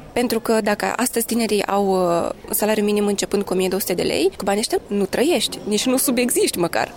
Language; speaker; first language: Romanian; native; Romanian